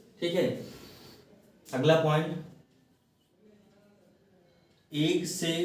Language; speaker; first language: Hindi; native; Hindi